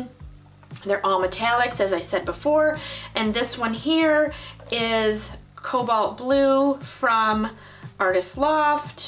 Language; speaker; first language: English; native; English